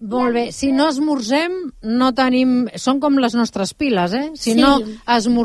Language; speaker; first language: Catalan; native; Catalan